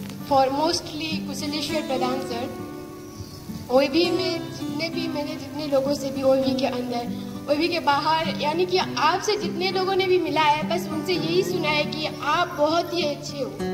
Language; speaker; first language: Hindi; non-native, local second language; Odia